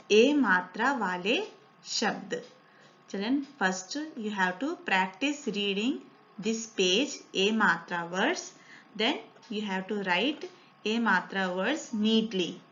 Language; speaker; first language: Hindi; non-native, local second language; Telugu